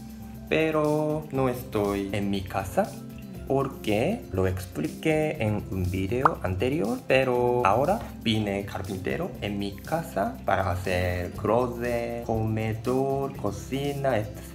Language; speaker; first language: Spanish; non-native, learner; Japanese